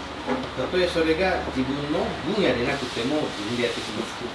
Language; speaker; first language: Japanese; non-native, fluent; Indonesian